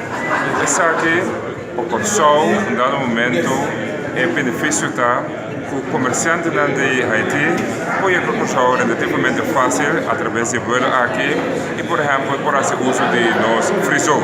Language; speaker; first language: Portuguese; non-native, learner; Papiamento